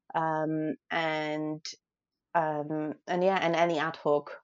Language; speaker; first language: English; non-native, fluent; Polish